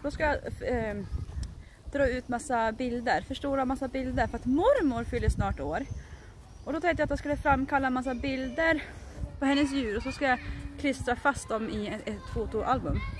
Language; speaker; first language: Swedish; native; Swedish